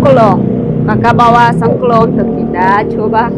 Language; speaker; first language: Indonesian; non-native, learner; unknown